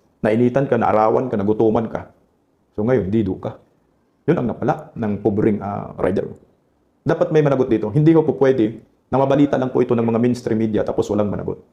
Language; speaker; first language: Filipino; non-native, local second language; Cebuano